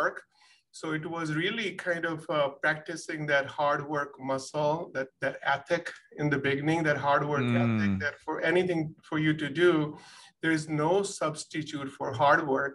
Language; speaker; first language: English; non-native, local second language; Punjabi